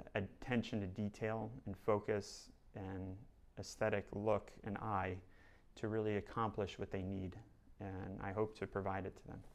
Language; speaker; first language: English; native; English